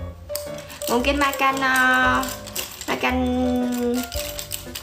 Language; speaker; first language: Indonesian; non-native, learner; Vietnamese